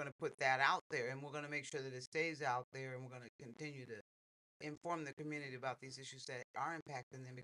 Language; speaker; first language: English; native; English